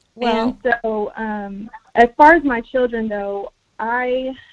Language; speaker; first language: English; early bilingual, other home language; Spanish